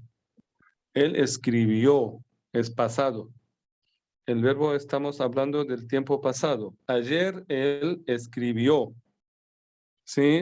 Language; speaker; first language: Spanish; non-native, fluent; Persian